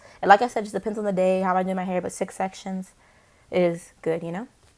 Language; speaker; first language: English; native; English